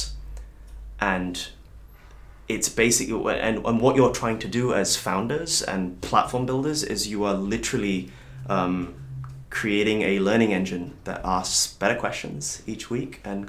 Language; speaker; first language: English; native; English